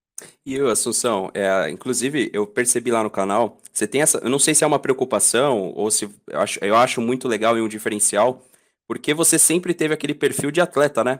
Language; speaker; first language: Portuguese; native; Portuguese